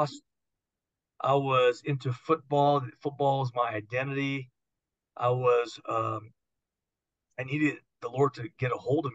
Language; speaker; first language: English; native; English